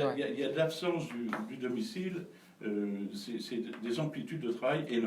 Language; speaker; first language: French; native; French